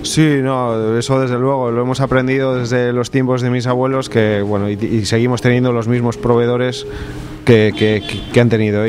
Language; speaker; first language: Spanish; native; Spanish